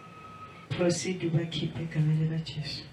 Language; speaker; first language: English; non-native, local second language; Zulu